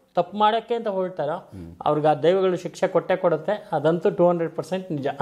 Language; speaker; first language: Kannada; native; Kannada